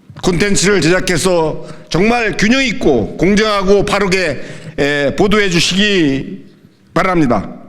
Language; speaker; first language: Korean; native; Korean